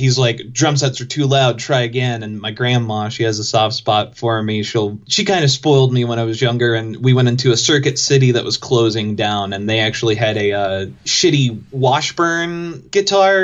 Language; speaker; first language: English; native; English